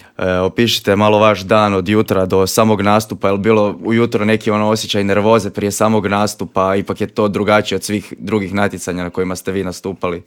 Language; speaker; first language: Croatian; native; Croatian